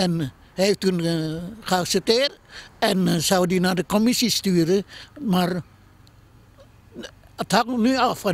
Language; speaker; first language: Dutch; non-native, fluent; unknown